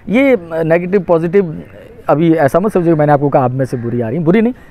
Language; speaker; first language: Urdu; non-native, local second language; Punjabi